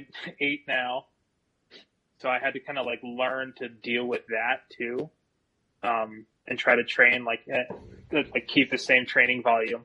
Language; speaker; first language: English; native; English